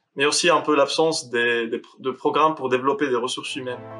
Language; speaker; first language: French; non-native, local second language; Arabic